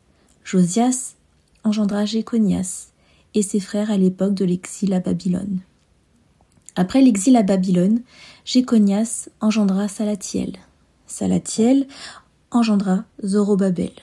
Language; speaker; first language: French; native; French